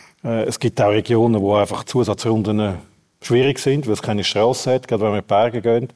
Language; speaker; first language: German; native; German